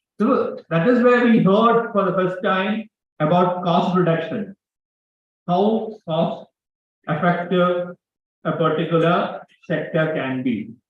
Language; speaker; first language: English; non-native, local second language; Malayalam